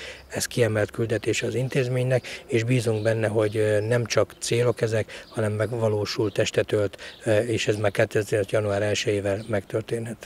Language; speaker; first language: Hungarian; native; Hungarian